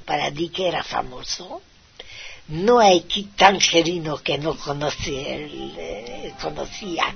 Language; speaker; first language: Spanish; non-native, fluent; Hungarian